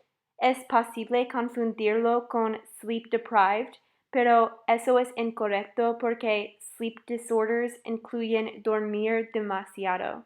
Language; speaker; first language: Spanish; non-native, fluent; English